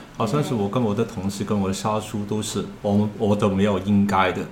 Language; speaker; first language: Chinese; non-native, learner; Cantonese